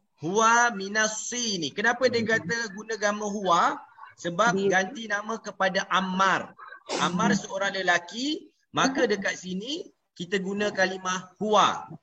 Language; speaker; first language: Malay; native; Malay